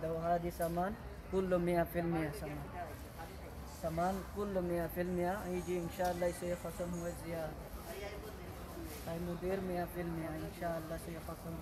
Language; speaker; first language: Arabic; non-native, learner; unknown